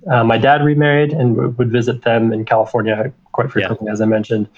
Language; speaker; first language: English; native; English